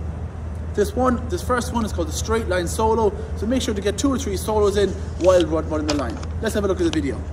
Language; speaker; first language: English; native; English